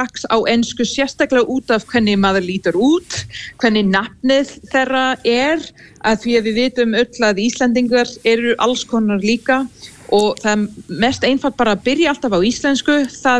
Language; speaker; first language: Icelandic; non-native, fluent; English